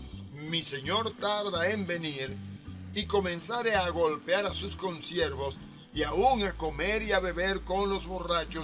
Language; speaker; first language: Spanish; native; Spanish